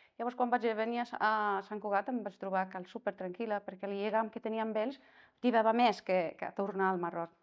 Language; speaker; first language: Catalan; non-native, fluent; Arabic